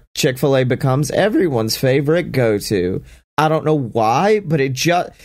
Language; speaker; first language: English; native; English